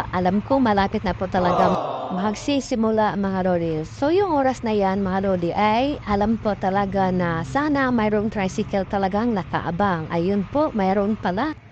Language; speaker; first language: Filipino; non-native, local second language; Cebuano